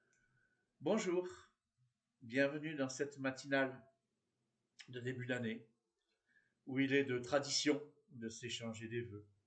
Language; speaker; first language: French; native; French